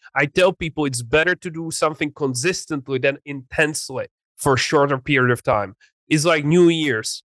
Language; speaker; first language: English; non-native, fluent; Czech